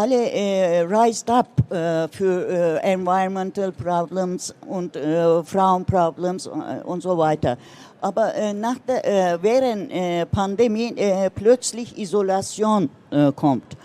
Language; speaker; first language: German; non-native, learner; Turkish